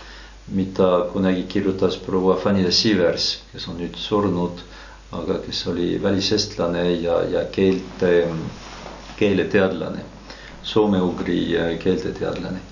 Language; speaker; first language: Estonian; non-native, fluent; French